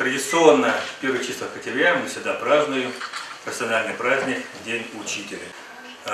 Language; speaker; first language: Russian; native; Russian